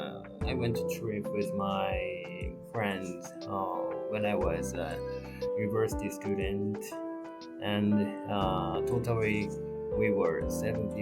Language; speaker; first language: English; non-native, learner; Japanese